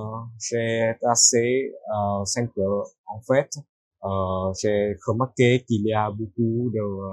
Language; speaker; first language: French; non-native, learner; Vietnamese